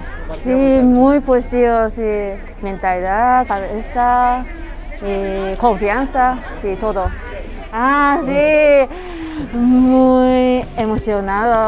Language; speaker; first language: Spanish; non-native, learner; Japanese